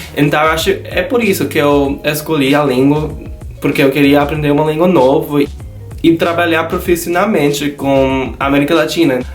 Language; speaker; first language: Portuguese; non-native, learner; English